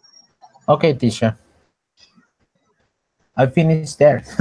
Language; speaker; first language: English; non-native, learner; Spanish